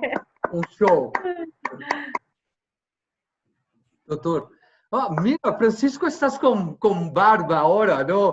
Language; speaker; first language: Spanish; non-native, fluent; Portuguese